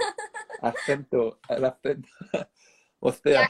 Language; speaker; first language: Spanish; non-native, fluent; French